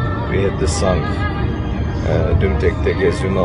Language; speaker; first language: English; non-native, fluent; Turkish